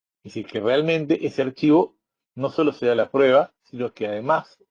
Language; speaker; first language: Spanish; native; Spanish